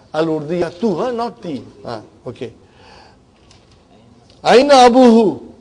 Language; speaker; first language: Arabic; non-native, fluent; Urdu